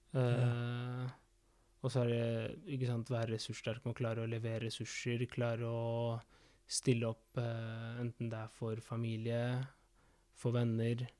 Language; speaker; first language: Norwegian; early bilingual, other home language; Spanish